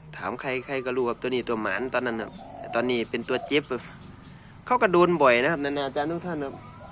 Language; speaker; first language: Thai; native; Thai